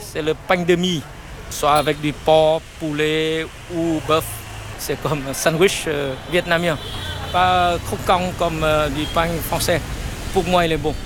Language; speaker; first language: French; non-native, local second language; Vietnamese